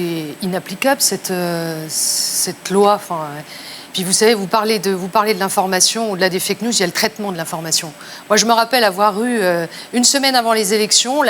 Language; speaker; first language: French; native; French